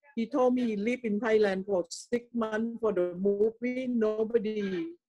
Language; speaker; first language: English; non-native, learner; Thai